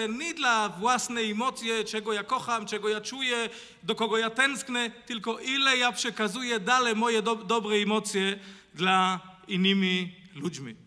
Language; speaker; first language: Polish; non-native, learner; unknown